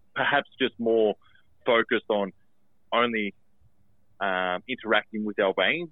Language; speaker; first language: English; early bilingual, other home language; Albanian